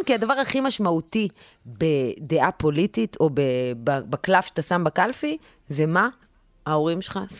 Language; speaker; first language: Hebrew; native; Hebrew